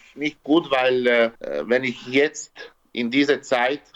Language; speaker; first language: German; non-native, learner; Slovak